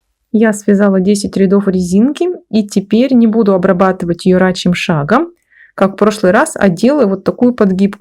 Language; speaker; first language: Russian; native; Russian